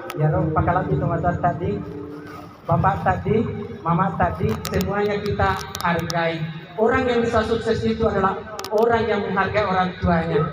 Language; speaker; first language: Indonesian; non-native, local second language; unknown